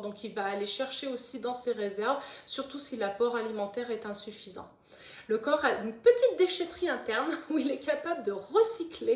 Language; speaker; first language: French; native; French